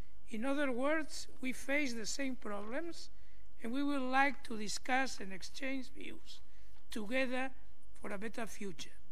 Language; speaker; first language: English; non-native, fluent; Spanish